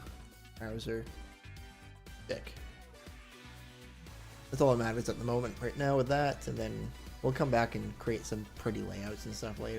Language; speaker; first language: English; native; English